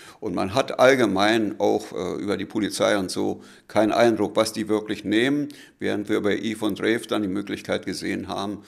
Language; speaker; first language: German; native; German